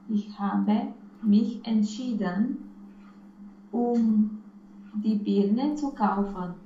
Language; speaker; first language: German; non-native, learner; Romanian